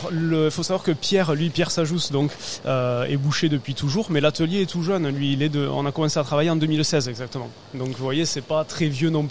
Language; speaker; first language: French; native; French